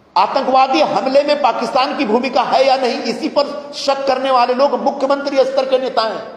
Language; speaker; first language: Hindi; non-native, local second language; Marathi